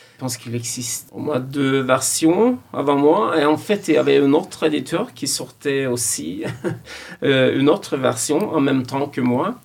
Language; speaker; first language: French; non-native, fluent; Norwegian